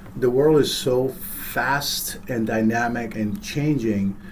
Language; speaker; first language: English; early bilingual, other home language; Spanish